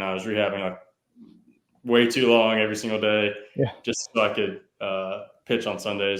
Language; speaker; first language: English; native; English